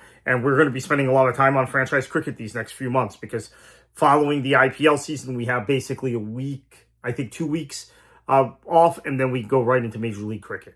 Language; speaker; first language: English; native; English